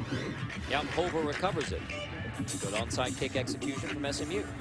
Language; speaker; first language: English; native; English